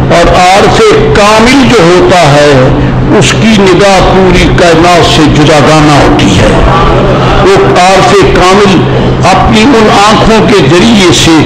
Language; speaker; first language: Urdu; non-native, local second language; Punjabi